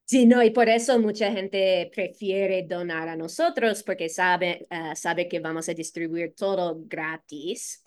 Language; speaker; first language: Spanish; non-native, fluent; English